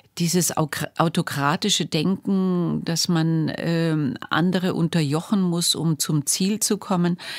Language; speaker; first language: German; native; German